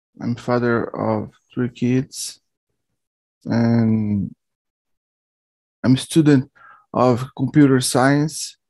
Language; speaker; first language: English; non-native, learner; Portuguese